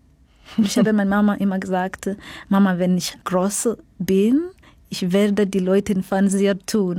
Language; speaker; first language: German; non-native, fluent; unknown